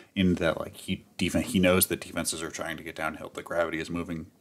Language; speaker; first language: English; native; English